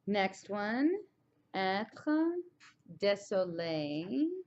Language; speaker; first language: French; non-native, fluent; English